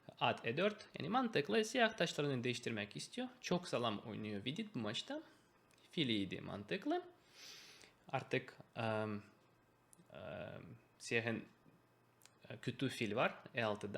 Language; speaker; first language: Turkish; non-native, fluent; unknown